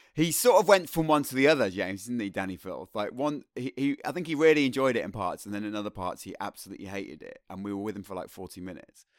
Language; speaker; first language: English; native; English